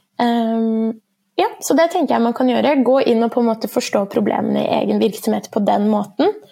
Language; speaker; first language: Norwegian; early bilingual, other home language; Persian